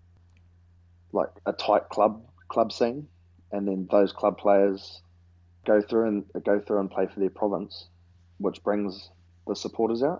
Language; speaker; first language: English; native; English